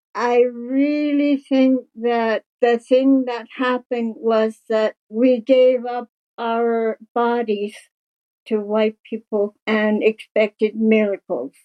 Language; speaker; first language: English; native; English